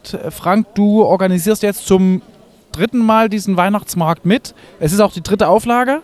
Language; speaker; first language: German; native; German